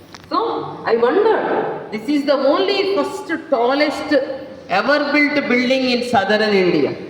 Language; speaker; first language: English; non-native, local second language; Telugu